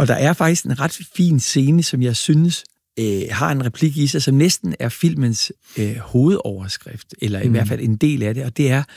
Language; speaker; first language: Danish; native; Danish